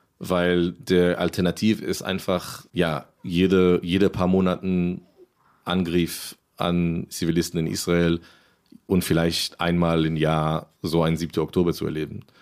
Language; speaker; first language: German; non-native, fluent; Hebrew